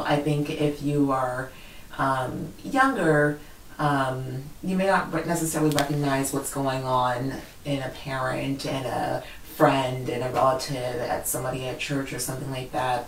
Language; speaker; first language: English; native; English